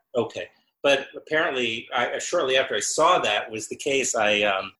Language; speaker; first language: English; native; English